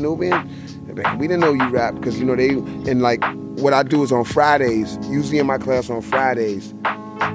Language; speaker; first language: English; native; English